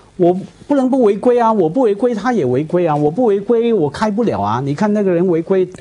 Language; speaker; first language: Chinese; non-native, fluent; Cantonese